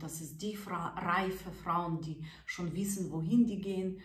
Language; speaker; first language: German; non-native, fluent; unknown